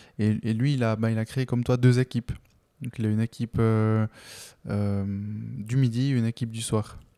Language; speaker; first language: French; early bilingual, other home language; Spanish